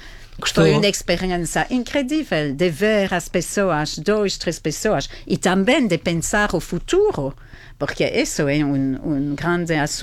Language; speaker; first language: Portuguese; non-native, fluent; French